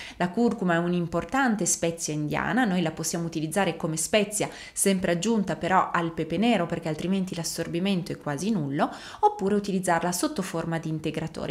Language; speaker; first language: Italian; native; Italian